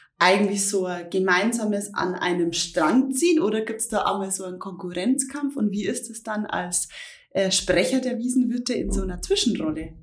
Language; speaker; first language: German; native; German